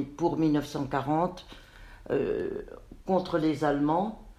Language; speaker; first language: French; native; French